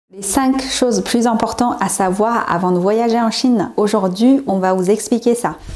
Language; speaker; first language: French; non-native, fluent; Chinese